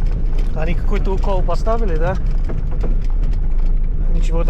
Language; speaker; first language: Russian; non-native, learner; English